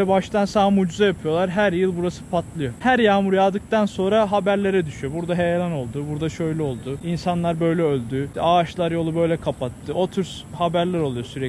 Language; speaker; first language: Turkish; native; Turkish